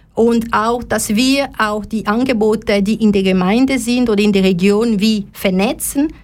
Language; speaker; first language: German; non-native, fluent; Lingala